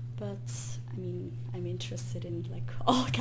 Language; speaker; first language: English; non-native, fluent; Swiss German